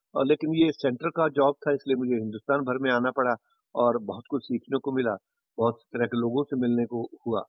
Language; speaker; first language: Hindi; native; Hindi